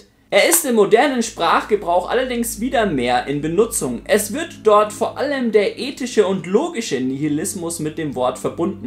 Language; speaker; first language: German; native; German